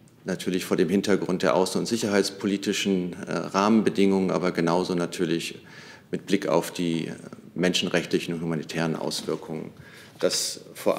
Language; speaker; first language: German; native; German